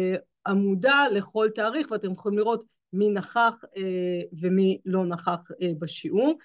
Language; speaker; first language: Hebrew; native; Hebrew